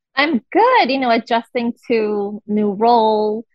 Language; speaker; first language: English; non-native, fluent; Portuguese